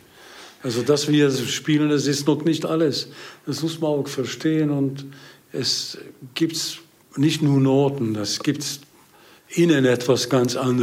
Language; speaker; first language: German; non-native, learner; Hungarian